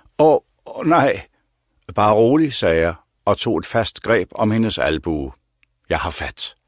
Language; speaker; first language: Danish; native; Danish